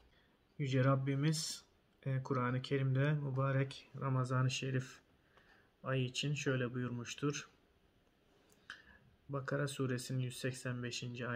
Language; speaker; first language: Turkish; native; Turkish